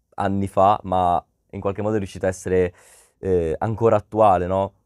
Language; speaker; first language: Italian; native; Italian